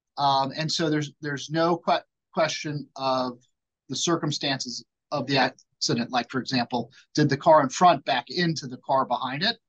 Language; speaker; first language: English; native; English